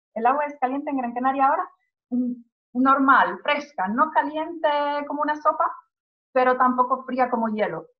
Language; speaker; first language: Spanish; native; Spanish